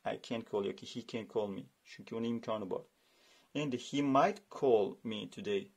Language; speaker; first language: English; non-native, fluent; Uzbek